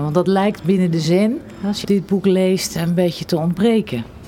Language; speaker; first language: Dutch; native; Dutch